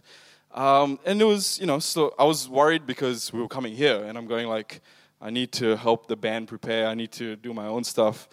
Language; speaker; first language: English; non-native, local second language; Tamil